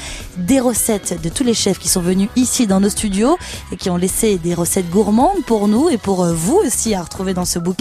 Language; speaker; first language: French; native; French